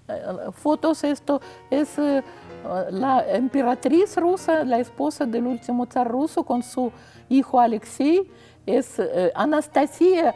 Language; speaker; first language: Spanish; non-native, fluent; Russian